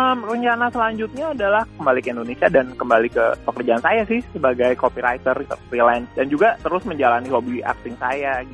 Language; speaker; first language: Indonesian; native; Indonesian